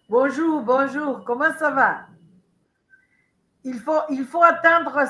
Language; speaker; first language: French; non-native, learner; Spanish